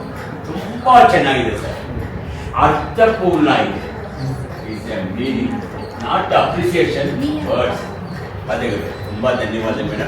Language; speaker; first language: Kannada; non-native, learner; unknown